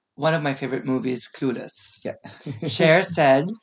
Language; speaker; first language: English; non-native, fluent; Arabic